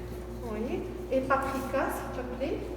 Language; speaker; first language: French; non-native, learner; Arabic